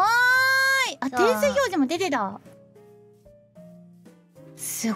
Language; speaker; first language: Japanese; native; Japanese